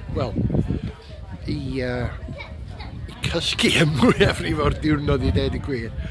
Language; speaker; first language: Welsh; non-native, learner; English